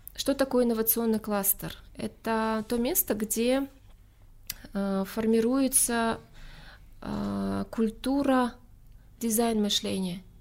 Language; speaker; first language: Russian; non-native, local second language; Tajik